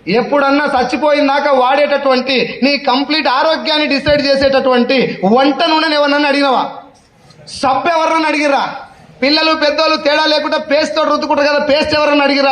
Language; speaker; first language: Telugu; native; Telugu